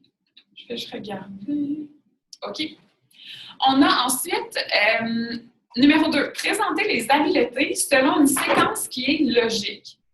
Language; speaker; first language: French; native; French